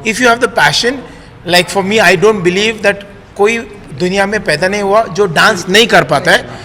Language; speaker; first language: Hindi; native; Hindi